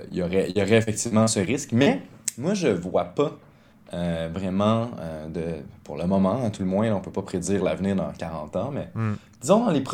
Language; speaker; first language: French; native; French